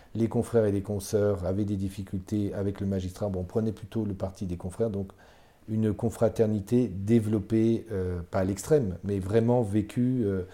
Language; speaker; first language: French; native; French